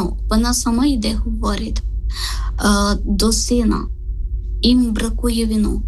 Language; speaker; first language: Ukrainian; non-native, learner; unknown